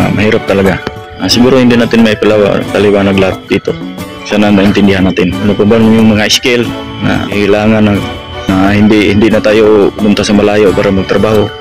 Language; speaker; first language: Filipino; non-native, local second language; Cebuano